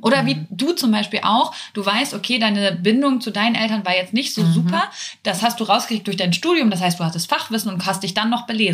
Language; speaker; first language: German; native; German